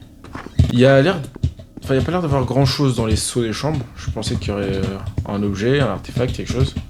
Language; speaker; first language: French; native; French